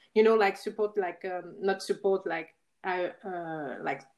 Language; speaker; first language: English; non-native, fluent; French